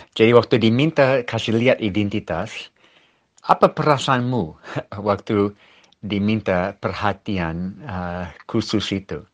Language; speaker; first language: Malay; non-native, fluent; English